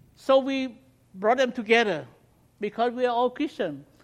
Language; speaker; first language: English; non-native, learner; Khmer